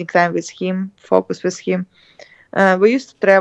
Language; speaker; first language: English; non-native, learner; Russian